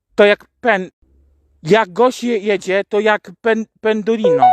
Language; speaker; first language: Polish; native; Polish